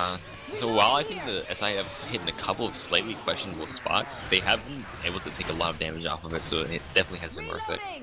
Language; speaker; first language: English; native; English